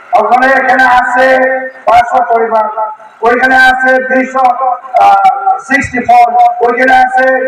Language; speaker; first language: Bangla; non-native, learner; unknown